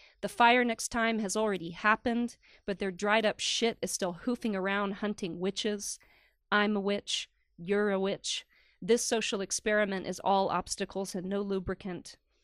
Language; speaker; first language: English; native; English